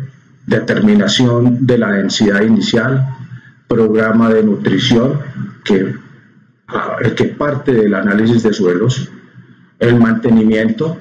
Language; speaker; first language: Spanish; native; Spanish